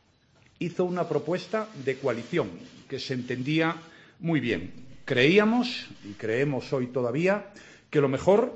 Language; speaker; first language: Spanish; native; Spanish